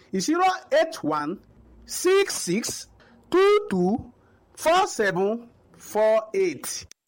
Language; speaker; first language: Nigerian Pidgin; non-native, local second language; Yoruba